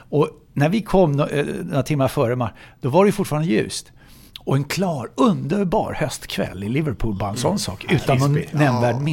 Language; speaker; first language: Swedish; native; Swedish